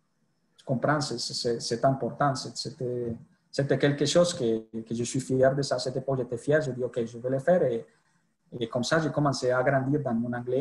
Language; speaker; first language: French; non-native, fluent; Spanish